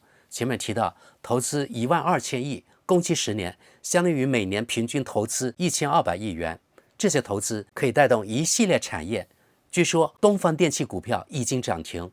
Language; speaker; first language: Chinese; native; Chinese